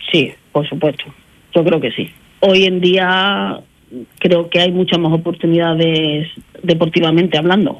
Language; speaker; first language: Spanish; early bilingual, heritage; English